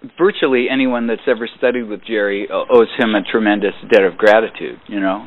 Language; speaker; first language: English; native; English